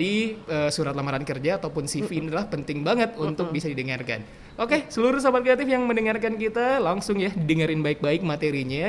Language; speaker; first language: Indonesian; native; Indonesian